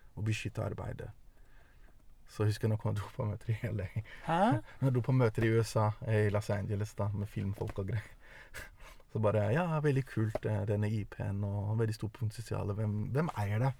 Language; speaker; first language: Norwegian; early bilingual, other home language; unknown